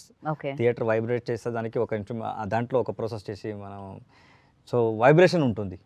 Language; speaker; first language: Telugu; non-native, learner; Kannada